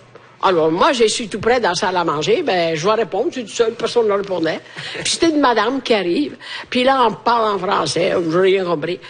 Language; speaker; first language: French; non-native, fluent; Italian